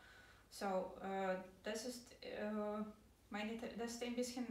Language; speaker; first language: German; non-native, fluent; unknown